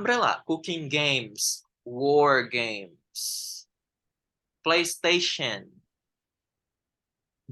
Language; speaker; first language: English; non-native, fluent; Indonesian